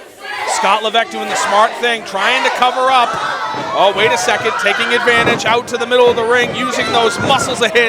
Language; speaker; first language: English; native; English